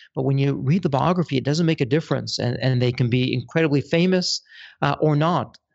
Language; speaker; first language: English; native; English